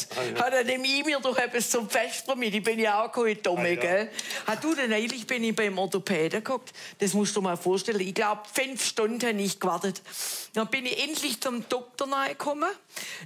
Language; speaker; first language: German; native; German